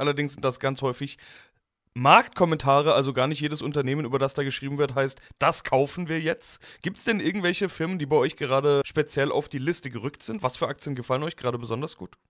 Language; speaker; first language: German; native; German